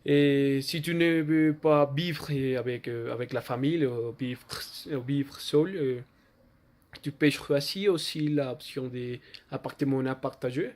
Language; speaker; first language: French; non-native, learner; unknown